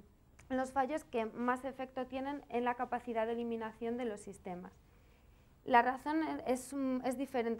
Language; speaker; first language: Spanish; native; Spanish